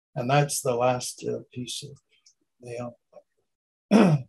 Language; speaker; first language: English; native; English